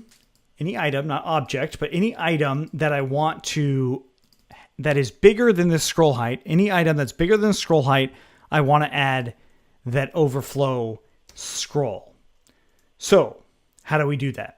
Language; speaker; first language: English; native; English